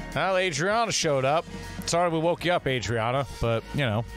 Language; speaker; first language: English; native; English